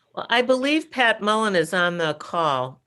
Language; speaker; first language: English; native; English